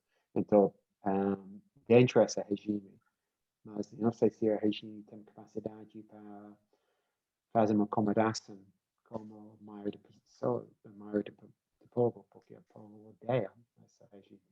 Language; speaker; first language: Portuguese; non-native, learner; English